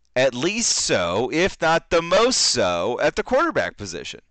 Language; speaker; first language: English; native; English